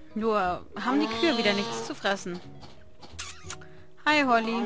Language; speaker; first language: German; native; German